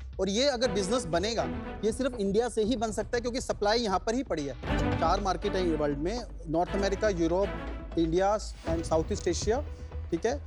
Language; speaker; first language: Hindi; native; Hindi